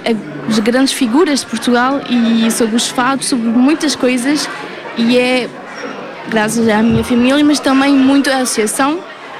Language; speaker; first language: Portuguese; early bilingual, heritage; Portuguese